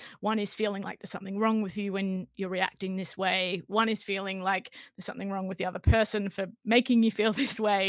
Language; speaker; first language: English; native; English